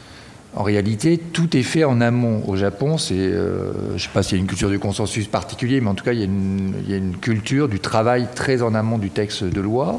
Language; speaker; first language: French; native; French